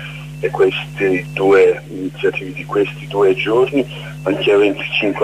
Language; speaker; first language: Italian; non-native, learner; Kurdish